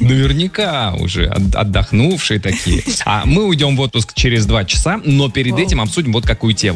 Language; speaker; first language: Russian; native; Russian